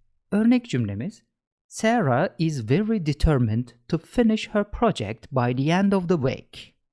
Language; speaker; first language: English; non-native, fluent; Turkish